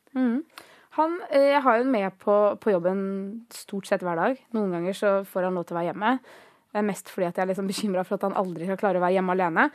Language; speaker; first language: Norwegian; early bilingual, other home language; Greek